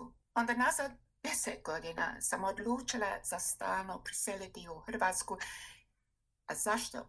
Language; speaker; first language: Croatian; non-native, fluent; English